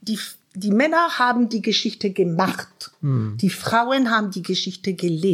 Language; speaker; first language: German; non-native, fluent; French